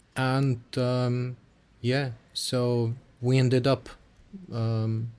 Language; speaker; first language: English; early bilingual, other home language; Russian